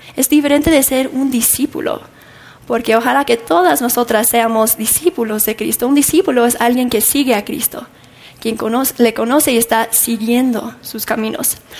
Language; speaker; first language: Spanish; non-native, fluent; English